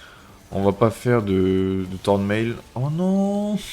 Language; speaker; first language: French; native; French